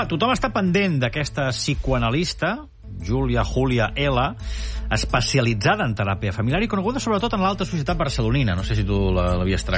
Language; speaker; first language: Catalan; native; Catalan